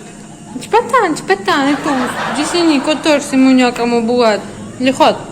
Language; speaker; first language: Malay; non-native, learner; Russian